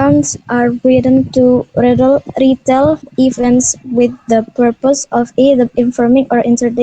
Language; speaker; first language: English; non-native, learner; Indonesian